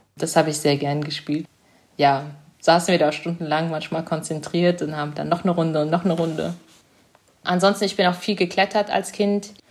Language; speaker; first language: German; early bilingual, other home language; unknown